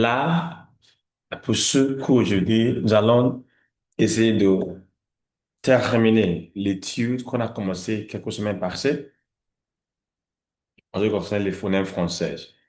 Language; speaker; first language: French; non-native, fluent; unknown